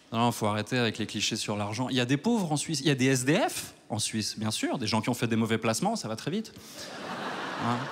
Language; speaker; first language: French; native; French